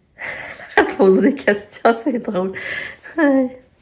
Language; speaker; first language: French; native; French